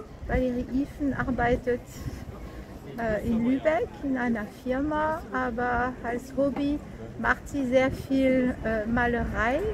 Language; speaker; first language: German; non-native, fluent; French